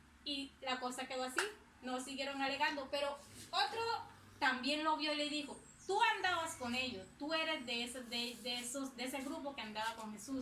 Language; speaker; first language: Spanish; native; Spanish